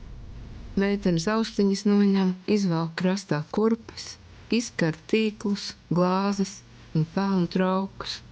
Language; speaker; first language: Latvian; native; Latvian